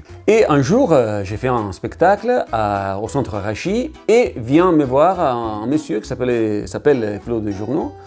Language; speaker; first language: French; non-native, learner; Italian